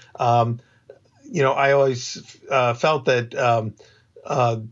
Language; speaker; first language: English; native; English